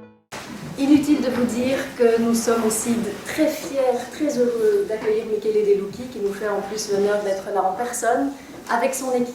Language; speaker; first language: French; native; French